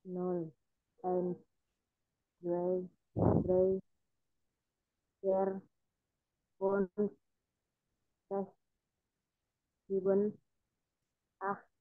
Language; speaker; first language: German; non-native, learner; Indonesian